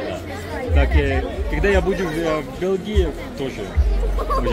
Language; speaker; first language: Russian; non-native, learner; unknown